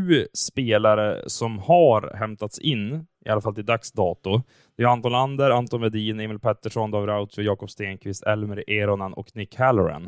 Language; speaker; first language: Swedish; native; Swedish